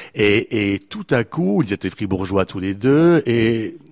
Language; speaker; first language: French; native; French